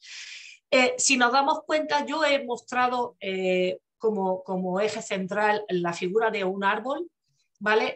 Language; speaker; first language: Spanish; native; Spanish